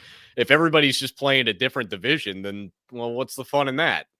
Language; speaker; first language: English; native; English